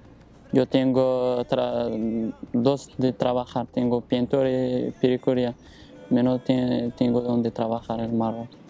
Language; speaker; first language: Spanish; non-native, learner; Arabic